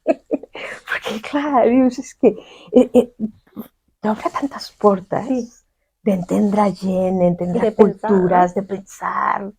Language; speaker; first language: Catalan; non-native, fluent; Spanish